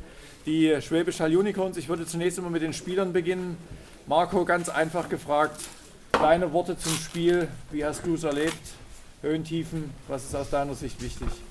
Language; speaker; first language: German; native; German